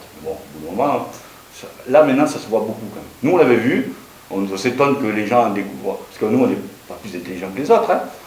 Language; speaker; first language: French; native; French